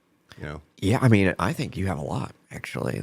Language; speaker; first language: English; native; English